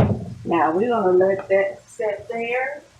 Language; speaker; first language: English; native; English